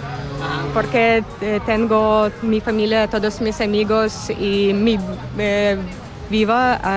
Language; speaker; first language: Spanish; non-native, learner; Ukrainian